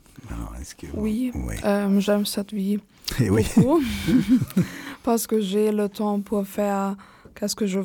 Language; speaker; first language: French; non-native, learner; German